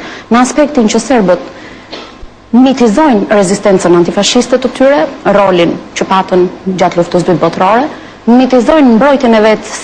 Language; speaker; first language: Albanian; native; Albanian